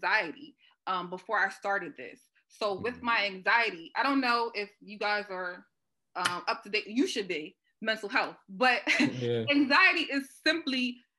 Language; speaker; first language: English; native; English